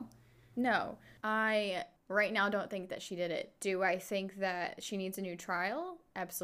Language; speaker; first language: English; native; English